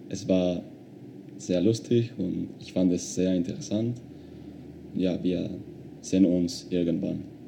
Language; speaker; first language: German; non-native, fluent; Spanish